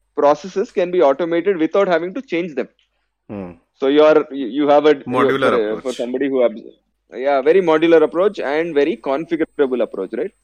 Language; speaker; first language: English; non-native, local second language; Telugu